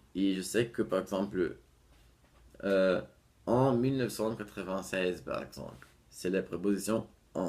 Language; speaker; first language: French; non-native, fluent; Portuguese